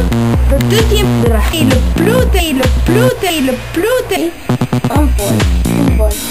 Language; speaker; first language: French; non-native, learner; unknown